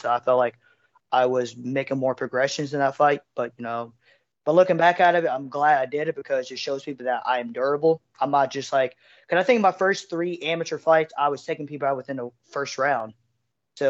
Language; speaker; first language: English; native; English